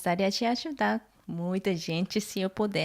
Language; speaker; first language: Portuguese; non-native, learner; Korean